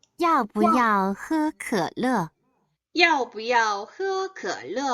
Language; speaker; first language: Chinese; non-native, fluent; Korean